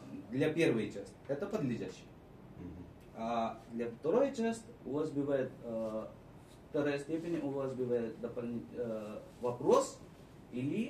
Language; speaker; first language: Russian; non-native, fluent; Marathi